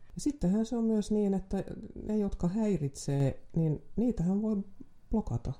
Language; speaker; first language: Finnish; non-native, local second language; Swedish